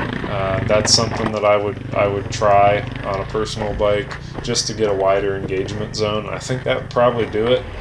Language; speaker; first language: English; native; English